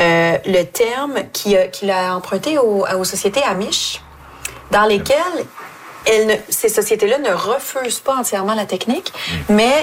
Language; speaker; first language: French; native; French